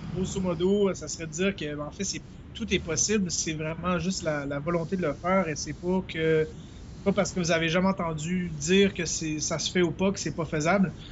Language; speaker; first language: French; native; French